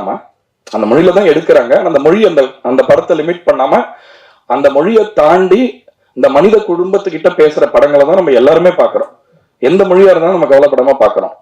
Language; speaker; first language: Tamil; native; Tamil